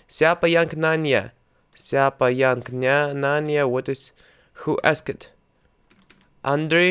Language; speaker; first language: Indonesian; non-native, learner; Russian